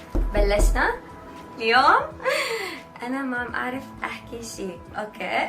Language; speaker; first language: Arabic; native; Arabic